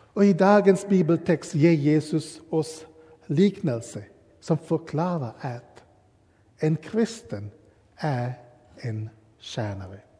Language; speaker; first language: Swedish; non-native, fluent; English